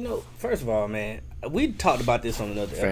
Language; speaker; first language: English; native; English